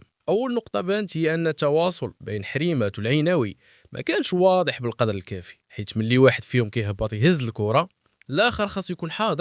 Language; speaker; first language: Arabic; native; Arabic